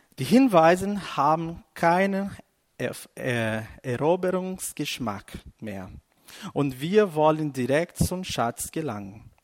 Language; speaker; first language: German; non-native, fluent; Portuguese